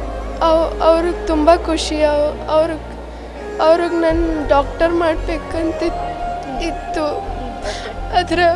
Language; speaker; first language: Kannada; non-native, local second language; Telugu